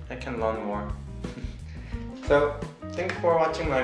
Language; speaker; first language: English; non-native, learner; Korean